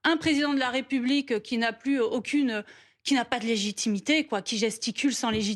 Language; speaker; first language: French; native; French